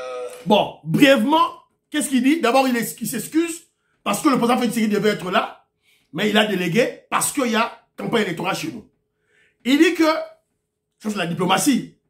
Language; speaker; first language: French; non-native, local second language; Lingala